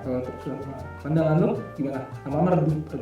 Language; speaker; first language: Indonesian; native; Indonesian